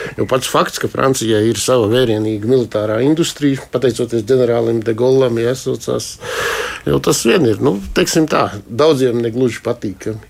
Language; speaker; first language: Latvian; native; Latvian